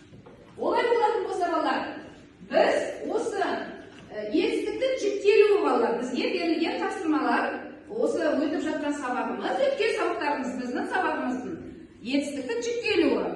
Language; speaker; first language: Kazakh; native; Kazakh